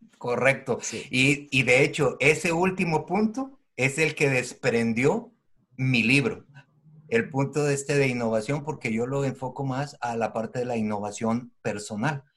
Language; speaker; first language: Spanish; native; Spanish